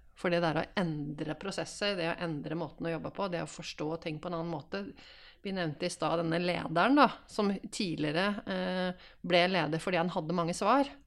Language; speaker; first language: Norwegian; native; Norwegian